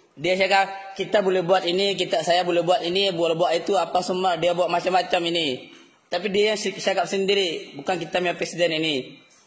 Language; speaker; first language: Malay; non-native, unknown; Rohingya